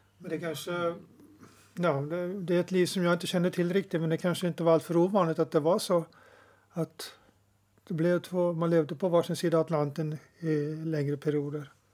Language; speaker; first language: Swedish; native; Swedish